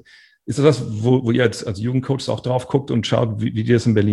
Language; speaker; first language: German; native; German